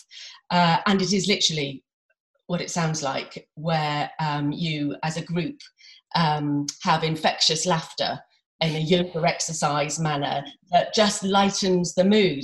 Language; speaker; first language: English; native; English